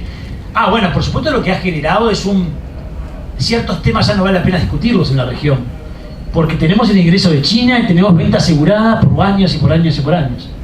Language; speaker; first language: Spanish; native; Spanish